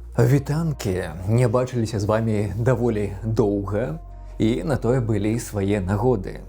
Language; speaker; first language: Belarusian; non-native, local second language; Russian